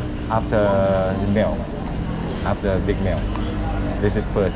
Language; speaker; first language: English; non-native, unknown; Thai